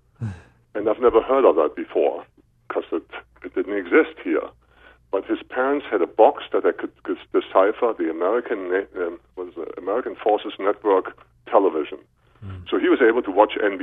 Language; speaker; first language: English; non-native, fluent; German